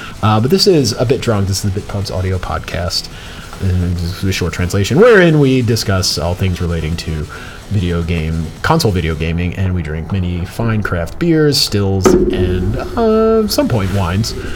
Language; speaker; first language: English; native; English